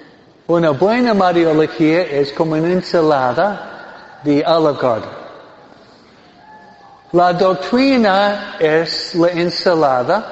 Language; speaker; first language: Spanish; non-native, fluent; English